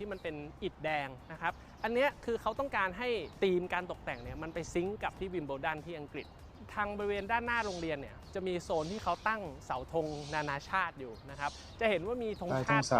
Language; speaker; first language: Thai; native; Thai